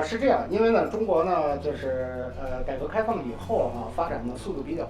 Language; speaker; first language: Chinese; native; Chinese